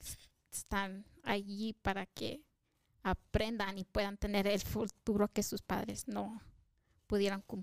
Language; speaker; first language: Spanish; early bilingual, heritage; Spanish